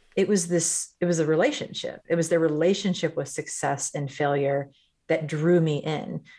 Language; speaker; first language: English; native; English